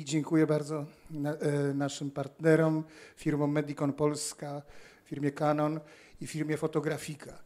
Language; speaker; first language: Polish; native; Polish